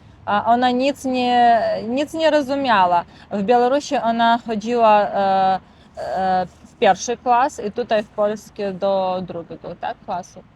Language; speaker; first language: Polish; non-native, learner; Russian